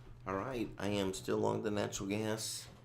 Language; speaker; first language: English; native; English